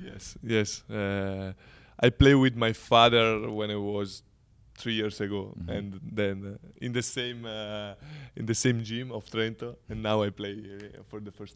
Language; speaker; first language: English; non-native, learner; Italian